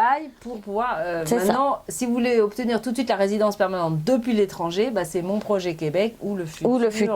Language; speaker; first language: French; native; French